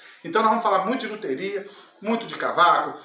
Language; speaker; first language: Portuguese; native; Portuguese